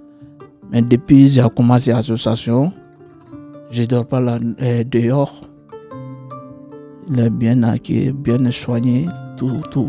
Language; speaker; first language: French; non-native, learner; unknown